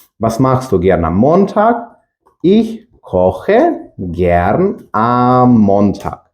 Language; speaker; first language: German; non-native, fluent; Ukrainian